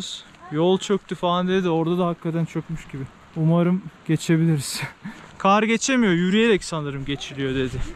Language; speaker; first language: Turkish; native; Turkish